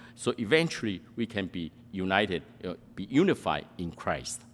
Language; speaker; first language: English; non-native, fluent; Min Nan Chinese